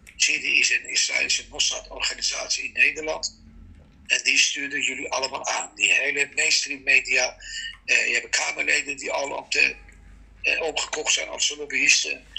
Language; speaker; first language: Dutch; non-native, fluent; Persian